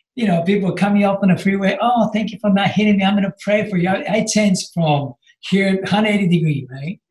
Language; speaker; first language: English; non-native, fluent; Japanese